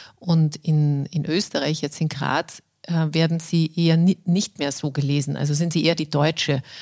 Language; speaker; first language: German; native; German